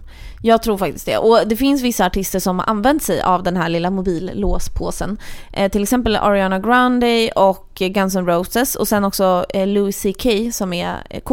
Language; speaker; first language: Swedish; native; Swedish